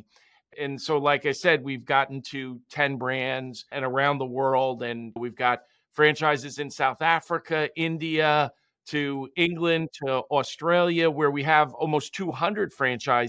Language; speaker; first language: English; native; English